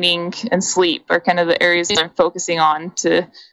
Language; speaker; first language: English; native; English